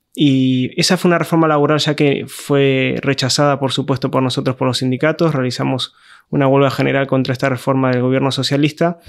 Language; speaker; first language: Spanish; native; Spanish